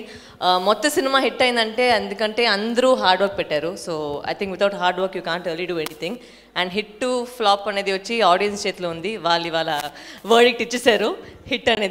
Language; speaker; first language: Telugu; non-native, fluent; Tamil